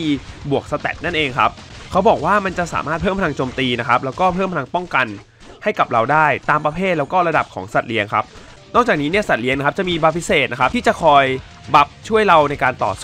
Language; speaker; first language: Thai; native; Thai